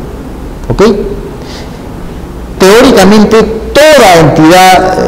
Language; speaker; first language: Spanish; native; Spanish